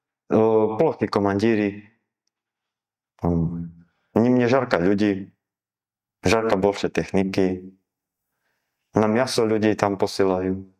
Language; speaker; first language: Russian; non-native, learner; Slovak